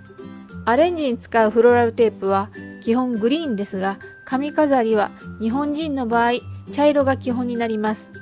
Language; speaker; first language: Japanese; native; Japanese